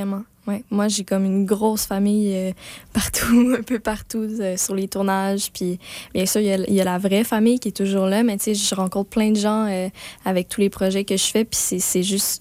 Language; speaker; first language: French; native; French